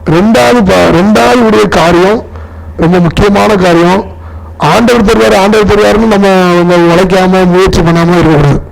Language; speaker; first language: Tamil; non-native, local second language; Telugu